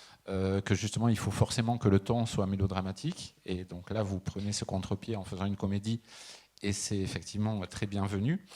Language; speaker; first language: French; native; French